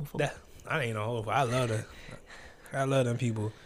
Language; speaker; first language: English; early bilingual, other home language; Filipino